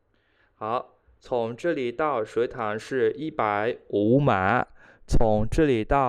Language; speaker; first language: Chinese; non-native, fluent; Khmer